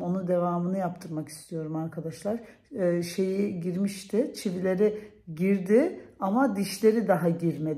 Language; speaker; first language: Turkish; early bilingual, heritage; Turkish